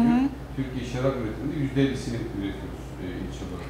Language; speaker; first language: Turkish; native; Turkish